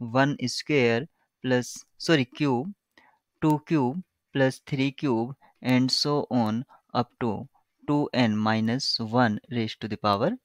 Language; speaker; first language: Hindi; native; Hindi